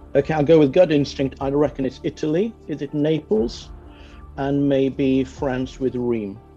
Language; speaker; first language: English; native; English